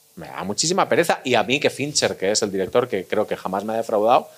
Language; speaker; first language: Spanish; native; Spanish